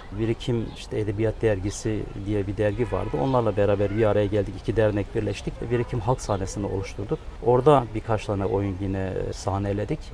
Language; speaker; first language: Turkish; early bilingual, other home language; Kurdish